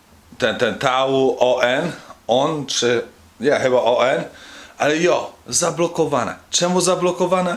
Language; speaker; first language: Polish; early bilingual, heritage; Polish